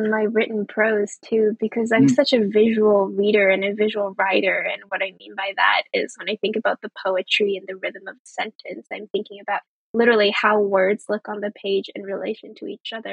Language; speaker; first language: English; early bilingual, other home language; Chinese